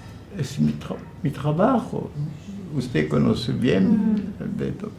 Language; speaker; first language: Spanish; non-native, fluent; French